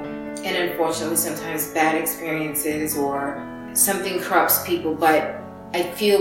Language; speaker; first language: English; native; English